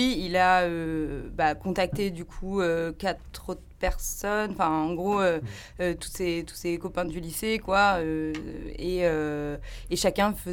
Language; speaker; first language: French; native; French